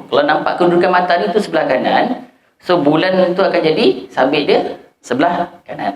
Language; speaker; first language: Malay; native; Malay